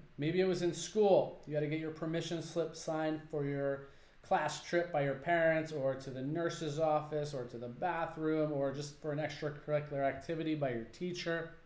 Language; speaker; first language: English; native; English